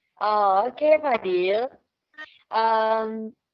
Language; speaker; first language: English; non-native, learner; Indonesian